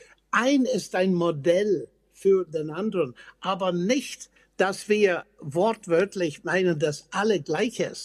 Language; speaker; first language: German; non-native, fluent; English